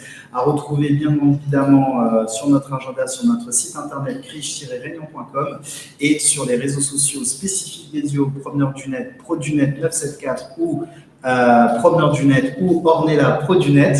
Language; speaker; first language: French; native; French